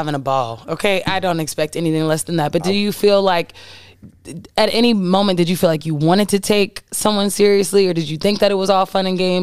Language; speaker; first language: English; native; English